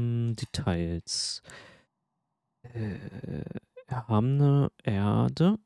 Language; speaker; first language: German; native; German